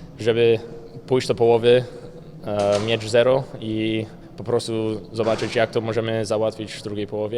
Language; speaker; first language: Polish; early bilingual, heritage; Polish